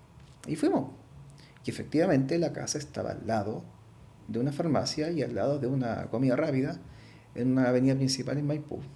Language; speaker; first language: Spanish; native; Spanish